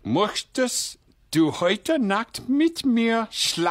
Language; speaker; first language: German; non-native, learner; English